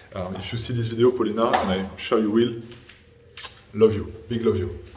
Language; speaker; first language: English; non-native, fluent; French